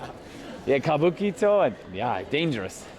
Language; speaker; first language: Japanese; non-native, learner; English